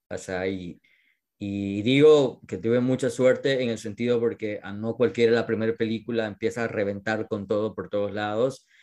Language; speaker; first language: Spanish; native; Spanish